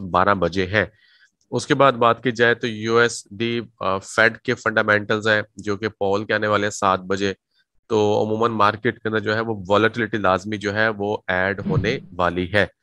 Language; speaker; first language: Urdu; native; Urdu